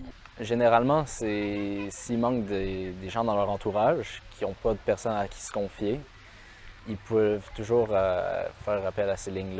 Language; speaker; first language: French; native; French